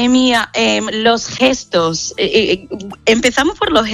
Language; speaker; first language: Spanish; non-native, fluent; English